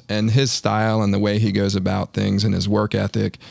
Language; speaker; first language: English; native; English